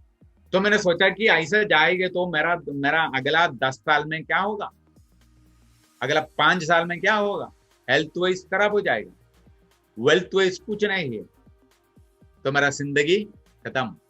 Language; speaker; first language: Hindi; non-native, local second language; Malayalam